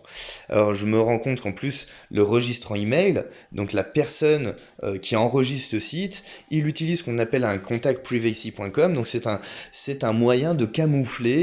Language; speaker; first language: French; native; French